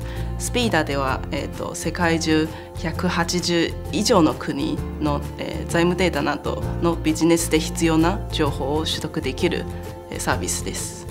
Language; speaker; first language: Japanese; non-native, fluent; Chinese